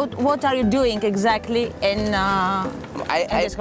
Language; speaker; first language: English; non-native, fluent; Bulgarian